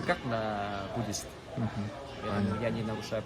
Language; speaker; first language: Russian; non-native, learner; Vietnamese